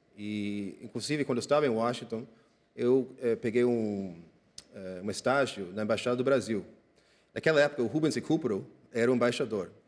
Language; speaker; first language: Portuguese; non-native, fluent; English